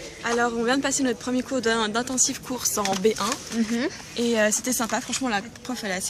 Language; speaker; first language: French; native; French